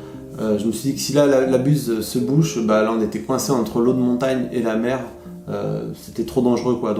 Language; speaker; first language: French; native; French